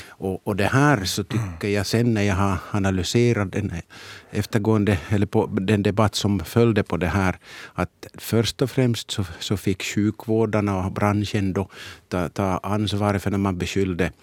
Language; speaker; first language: Swedish; native; Swedish